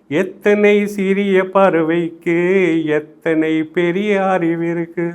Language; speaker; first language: Tamil; non-native, local second language; Hindi